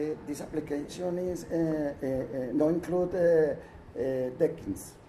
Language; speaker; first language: English; non-native, learner; Spanish